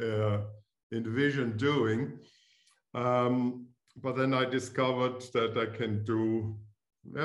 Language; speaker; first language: English; non-native, fluent; German